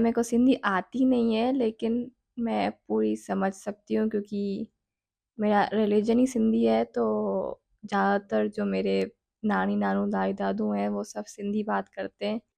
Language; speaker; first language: Hindi; early bilingual, heritage; Hindi